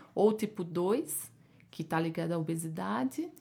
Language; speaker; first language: Portuguese; native; Portuguese